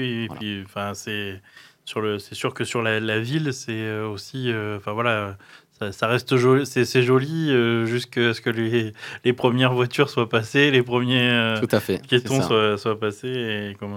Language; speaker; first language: French; native; French